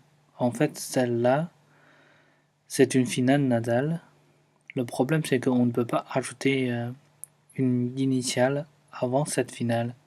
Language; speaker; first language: French; non-native, fluent; Chinese